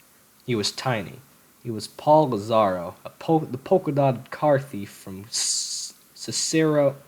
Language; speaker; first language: English; native; English